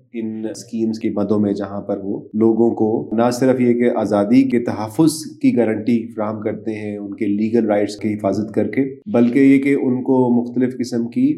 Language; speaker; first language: Urdu; native; Urdu